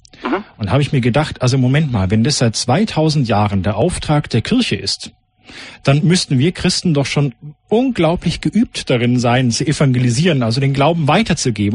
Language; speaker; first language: German; native; German